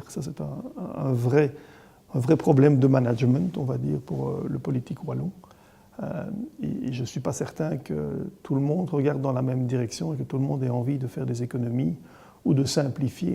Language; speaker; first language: French; native; French